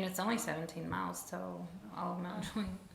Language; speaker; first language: English; native; English